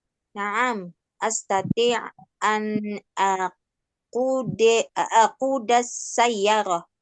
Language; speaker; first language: Arabic; non-native, learner; Indonesian